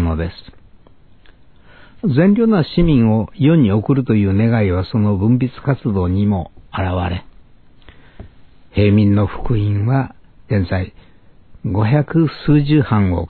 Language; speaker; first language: Japanese; native; Japanese